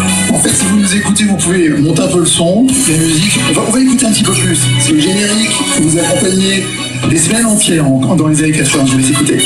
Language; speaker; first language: French; native; French